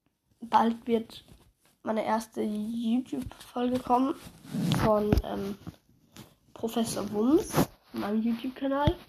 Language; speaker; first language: German; native; German